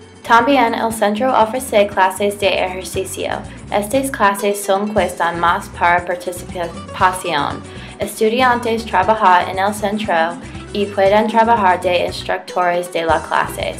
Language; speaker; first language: Spanish; non-native, learner; English